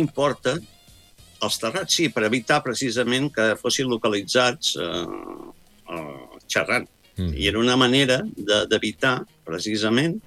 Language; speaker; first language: Catalan; native; Catalan